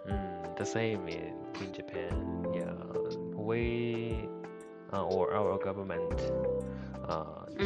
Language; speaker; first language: English; non-native, learner; Japanese